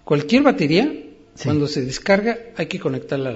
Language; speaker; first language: Spanish; native; Spanish